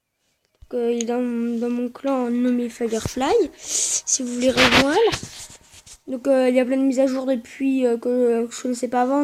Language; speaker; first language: French; native; French